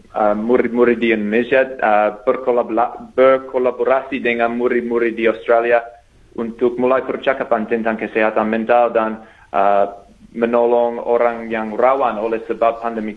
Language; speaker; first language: Indonesian; non-native, fluent; English